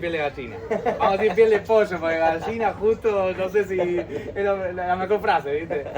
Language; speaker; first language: Spanish; native; Spanish